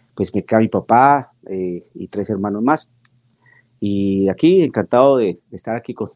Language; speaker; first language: Spanish; native; Spanish